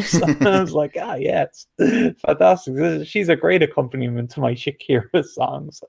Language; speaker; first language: English; native; English